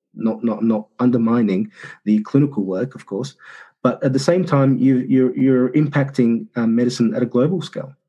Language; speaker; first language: English; early bilingual, other home language; Arabic